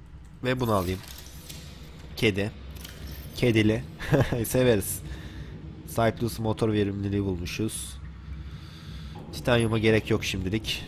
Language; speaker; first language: Turkish; native; Turkish